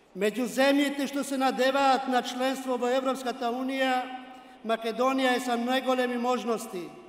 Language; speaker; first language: Macedonian; non-native, local second language; Albanian